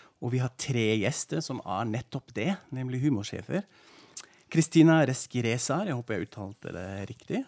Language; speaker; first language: Norwegian; non-native, fluent; German